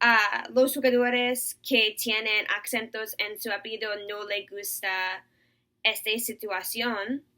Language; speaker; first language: Spanish; non-native, learner; English